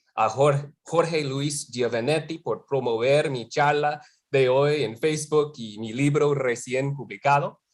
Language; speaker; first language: Spanish; non-native, fluent; English